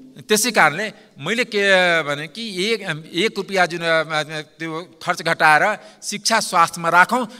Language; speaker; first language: Nepali; non-native, local second language; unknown